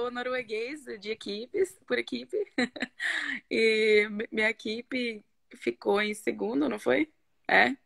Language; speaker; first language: Portuguese; non-native, fluent; Norwegian